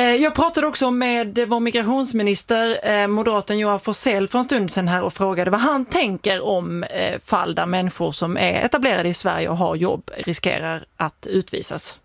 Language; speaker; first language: Swedish; native; Swedish